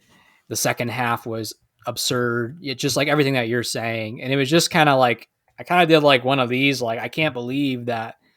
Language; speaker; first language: English; native; English